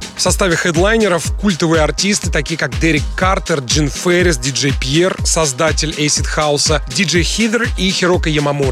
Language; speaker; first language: Russian; native; Russian